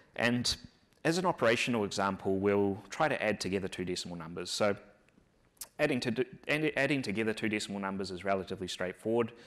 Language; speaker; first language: English; native; English